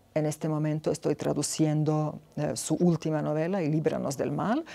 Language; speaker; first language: Spanish; non-native, fluent; Serbian